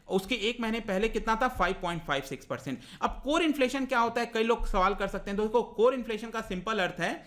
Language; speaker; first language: Hindi; native; Hindi